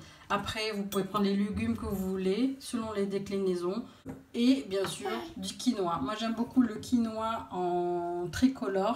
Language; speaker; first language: French; native; French